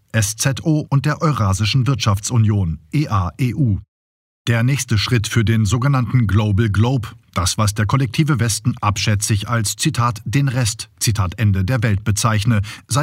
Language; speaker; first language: German; native; German